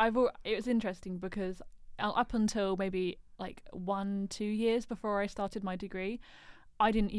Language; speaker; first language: English; native; English